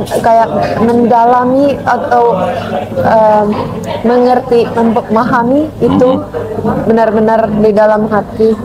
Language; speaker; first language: Indonesian; non-native, fluent; Finnish